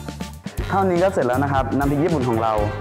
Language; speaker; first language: Thai; native; Thai